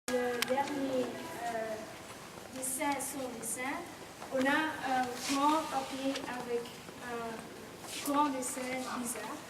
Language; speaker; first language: French; non-native, local second language; Dutch